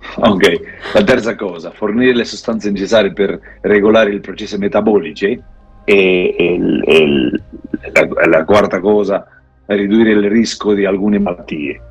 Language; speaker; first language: Italian; non-native, learner; Spanish